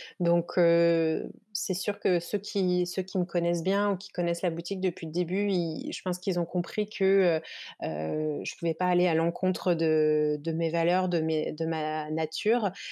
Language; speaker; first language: French; native; French